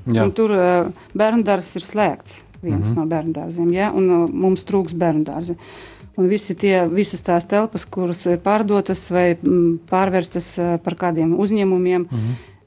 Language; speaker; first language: Latvian; non-native, local second language; Russian